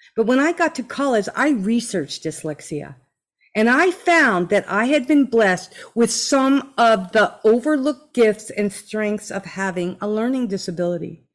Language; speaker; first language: English; native; English